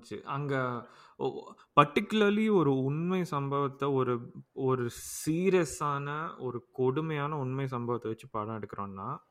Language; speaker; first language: English; non-native, local second language; Tamil